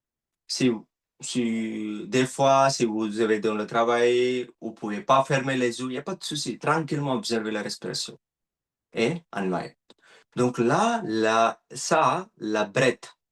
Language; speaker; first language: French; non-native, learner; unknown